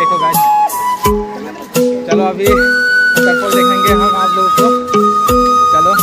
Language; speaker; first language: Hindi; non-native, local second language; Karbi